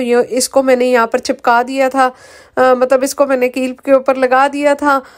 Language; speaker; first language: Urdu; non-native, local second language; Punjabi